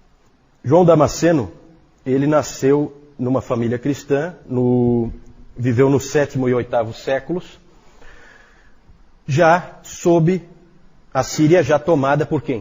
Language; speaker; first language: Portuguese; native; Portuguese